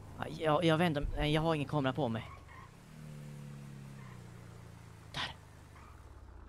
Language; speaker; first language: Swedish; native; Swedish